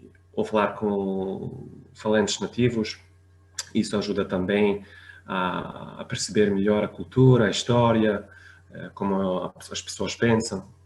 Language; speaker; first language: Portuguese; non-native, fluent; French